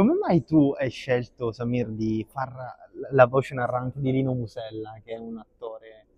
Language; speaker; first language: Italian; native; Italian